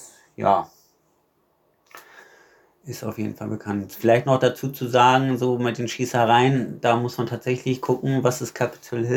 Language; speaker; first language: German; native; German